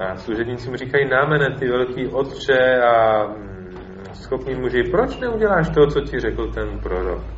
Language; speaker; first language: Czech; native; Czech